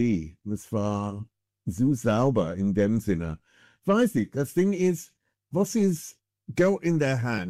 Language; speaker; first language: German; non-native, fluent; English